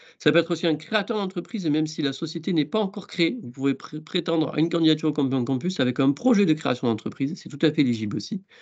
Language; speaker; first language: French; native; French